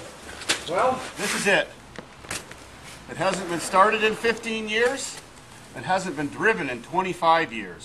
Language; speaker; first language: English; native; English